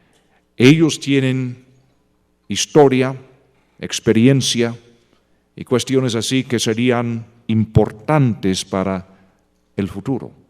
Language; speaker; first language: Spanish; non-native, fluent; English